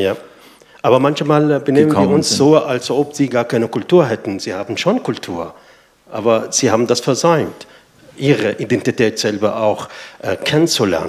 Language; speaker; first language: German; non-native, fluent; Arabic